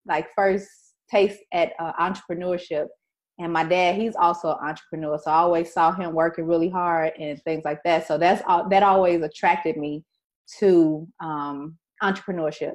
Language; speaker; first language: English; native; English